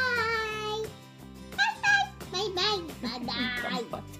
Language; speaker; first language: English; non-native, learner; French